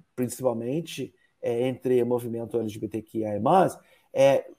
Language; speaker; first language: Portuguese; non-native, fluent; English